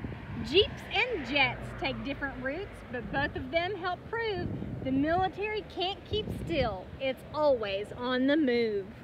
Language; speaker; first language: English; native; English